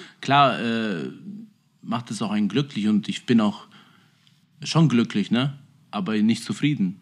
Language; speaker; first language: German; early bilingual, other home language; Albanian